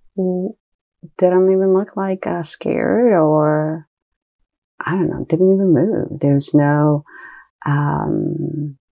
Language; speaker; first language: English; early bilingual, other home language; Japanese